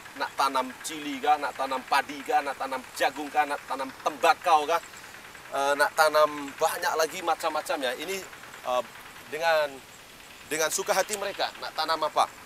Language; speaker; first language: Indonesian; non-native, local second language; Javanese